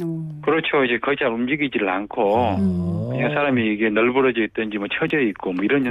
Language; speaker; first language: Korean; native; Korean